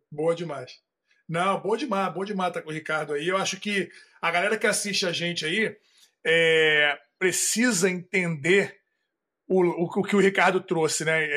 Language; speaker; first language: Portuguese; native; Portuguese